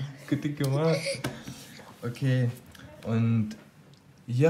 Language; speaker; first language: German; non-native, learner; Pashto